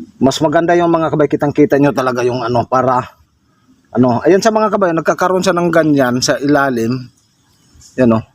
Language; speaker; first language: Filipino; non-native, local second language; Cebuano